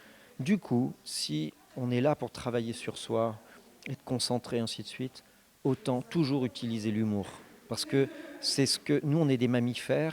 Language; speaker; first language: French; native; French